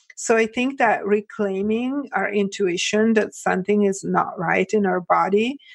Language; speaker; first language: English; early bilingual, other home language; Italian